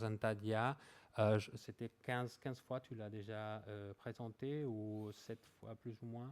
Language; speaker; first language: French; non-native, fluent; Catalan